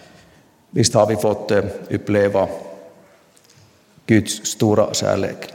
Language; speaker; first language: Swedish; non-native, local second language; Finnish